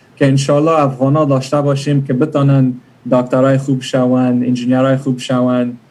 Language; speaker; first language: Persian; early bilingual, other home language; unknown